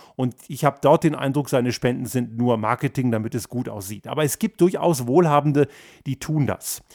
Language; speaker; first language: German; early bilingual, other home language; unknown